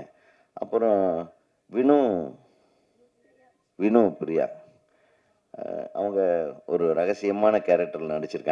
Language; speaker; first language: Tamil; native; Tamil